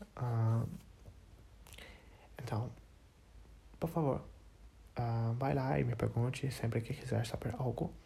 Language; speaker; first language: Portuguese; non-native, learner; English